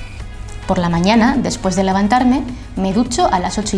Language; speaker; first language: Spanish; non-native, fluent; Hindi